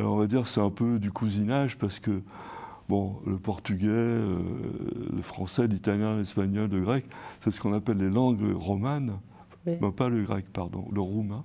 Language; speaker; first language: French; native; French